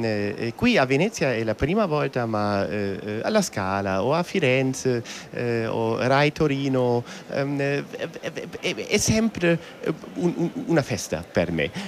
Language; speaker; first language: Italian; non-native, learner; German